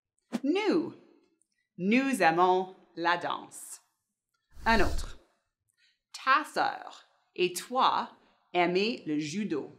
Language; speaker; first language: French; non-native, fluent; English